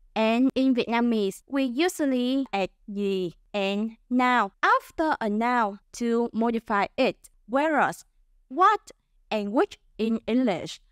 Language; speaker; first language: English; non-native, fluent; Vietnamese